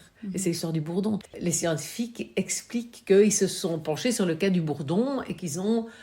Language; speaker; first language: French; native; French